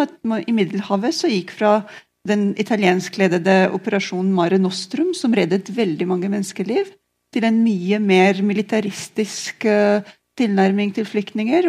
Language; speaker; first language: Norwegian; non-native, fluent; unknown